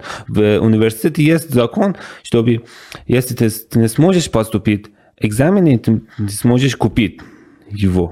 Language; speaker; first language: Russian; non-native, learner; Persian